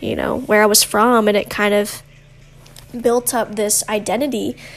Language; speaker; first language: English; native; English